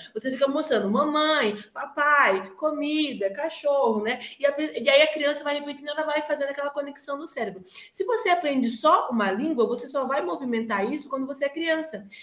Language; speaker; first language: Portuguese; native; Portuguese